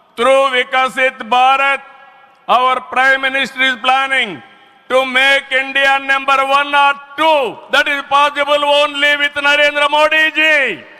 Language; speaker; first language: English; non-native, local second language; Telugu